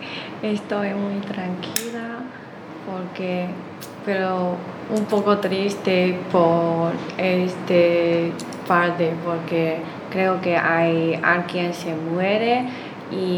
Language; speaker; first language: Spanish; non-native, learner; Chinese